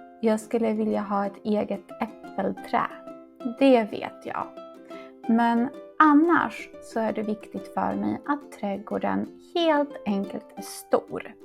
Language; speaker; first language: Swedish; non-native, fluent; Polish